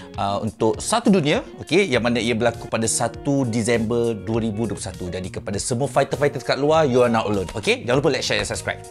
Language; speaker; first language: Malay; native; Malay